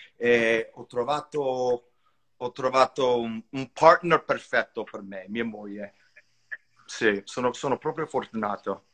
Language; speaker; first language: Italian; non-native, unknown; English